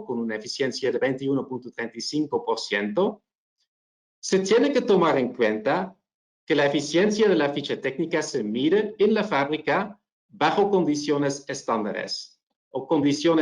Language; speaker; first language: Spanish; non-native, fluent; Dutch